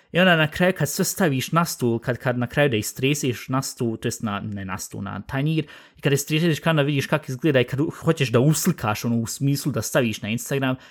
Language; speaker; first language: Bosnian; early bilingual, heritage; Bosnian